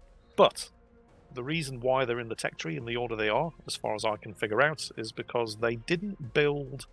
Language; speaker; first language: English; native; English